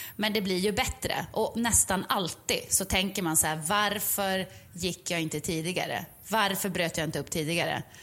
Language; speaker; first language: Swedish; native; Swedish